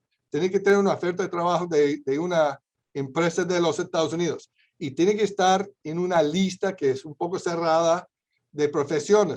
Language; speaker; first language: Spanish; non-native, fluent; English